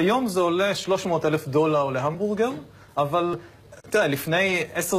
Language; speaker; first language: Hebrew; native; Hebrew